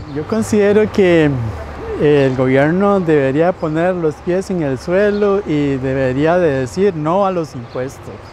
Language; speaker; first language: Spanish; native; Spanish